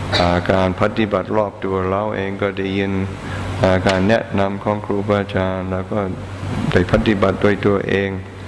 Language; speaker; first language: Thai; non-native, fluent; English